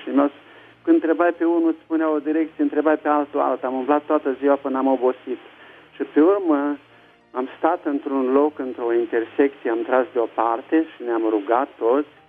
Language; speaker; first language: Romanian; native; Romanian